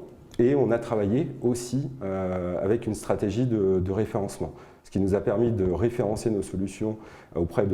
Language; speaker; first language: French; native; French